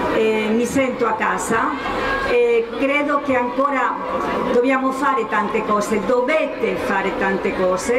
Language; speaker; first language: Italian; non-native, fluent; Spanish